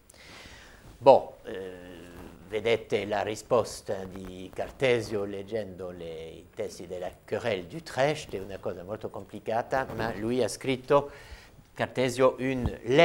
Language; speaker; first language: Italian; non-native, fluent; French